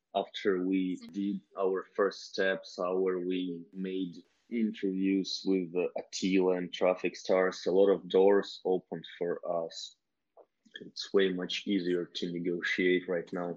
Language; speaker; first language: English; non-native, fluent; Russian